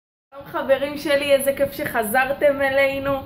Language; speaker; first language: Hebrew; native; Hebrew